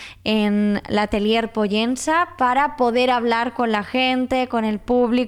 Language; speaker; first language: Spanish; non-native, local second language; Catalan